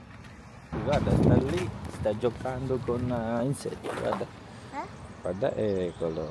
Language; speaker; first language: Italian; non-native, learner; Filipino